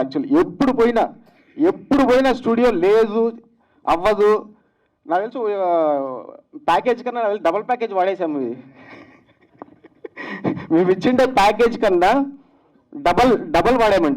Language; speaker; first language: Telugu; native; Telugu